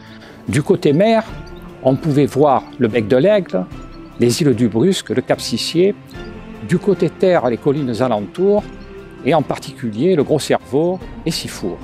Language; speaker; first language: French; native; French